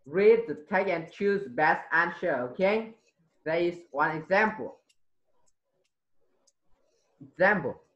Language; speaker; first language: English; non-native, fluent; Vietnamese